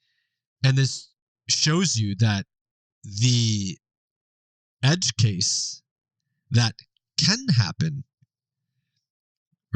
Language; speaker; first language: English; native; English